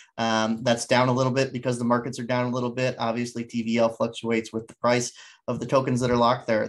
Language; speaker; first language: English; native; English